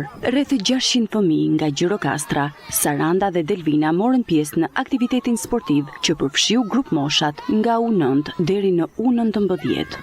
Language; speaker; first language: Albanian; native; Albanian